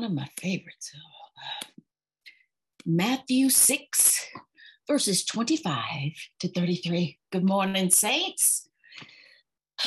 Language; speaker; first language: English; native; English